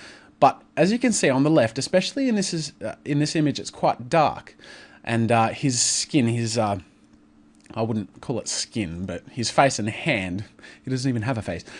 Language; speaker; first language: English; native; English